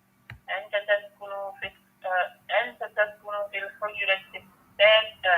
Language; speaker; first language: Arabic; non-native, learner; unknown